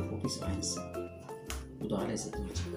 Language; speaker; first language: Turkish; native; Turkish